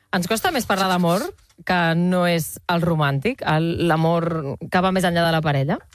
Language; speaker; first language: Catalan; native; Catalan